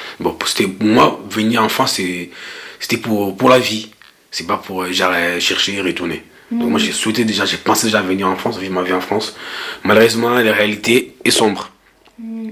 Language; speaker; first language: French; non-native, local second language; Lingala